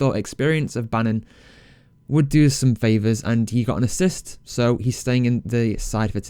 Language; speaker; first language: English; native; English